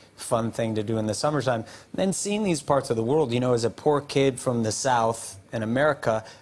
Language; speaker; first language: English; native; English